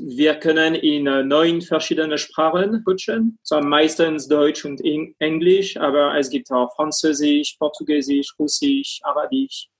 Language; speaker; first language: German; non-native, fluent; French